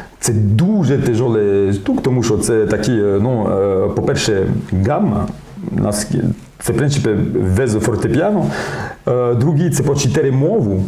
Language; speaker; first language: Ukrainian; non-native, learner; French